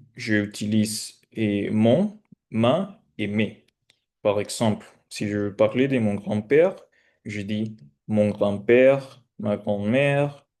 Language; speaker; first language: French; non-native, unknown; Spanish